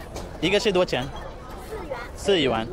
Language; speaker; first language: Chinese; non-native, learner; Tamil